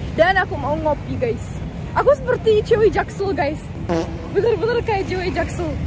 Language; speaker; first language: Indonesian; early bilingual, other home language; Russian